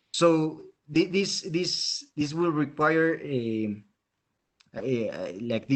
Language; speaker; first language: English; non-native, fluent; Spanish